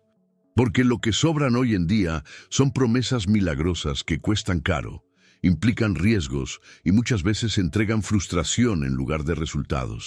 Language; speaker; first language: Spanish; native; Spanish